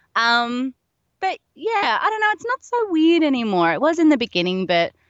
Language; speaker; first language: English; native; English